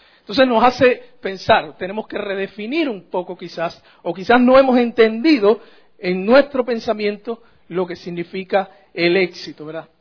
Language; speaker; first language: Spanish; native; Spanish